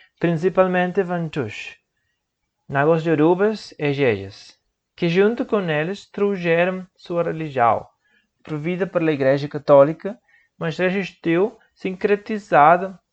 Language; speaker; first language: Portuguese; non-native, learner; Spanish